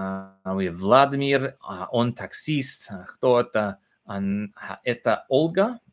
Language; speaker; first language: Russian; non-native, learner; English